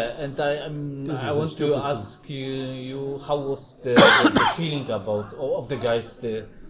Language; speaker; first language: English; non-native, fluent; Polish